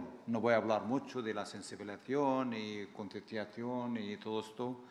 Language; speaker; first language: Spanish; non-native, fluent; Arabic